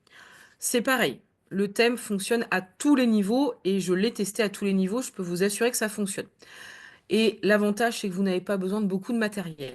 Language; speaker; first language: French; native; French